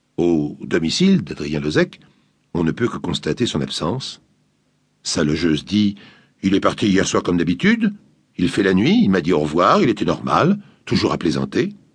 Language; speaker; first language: French; native; French